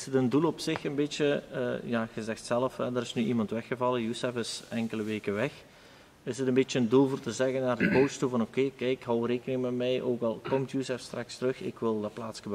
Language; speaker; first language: Dutch; native; Dutch